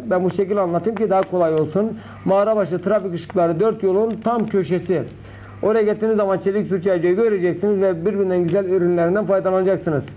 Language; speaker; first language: Turkish; native; Turkish